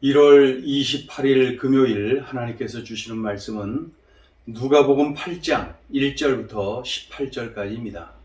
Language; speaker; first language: Korean; native; Korean